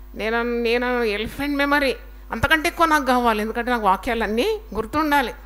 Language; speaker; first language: Telugu; native; Telugu